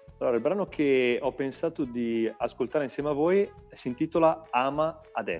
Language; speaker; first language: Italian; native; Italian